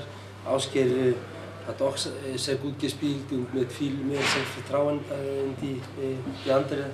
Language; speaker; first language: German; non-native, learner; Icelandic